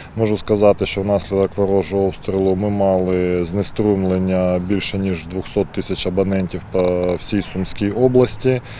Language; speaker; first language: Ukrainian; native; Ukrainian